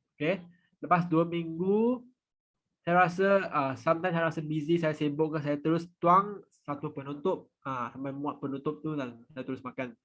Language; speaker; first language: Malay; non-native, fluent; Vietnamese